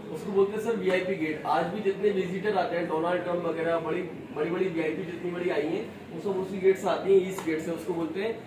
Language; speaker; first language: Hindi; native; Hindi